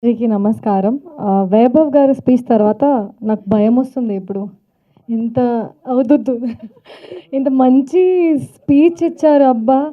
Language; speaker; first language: Telugu; non-native, fluent; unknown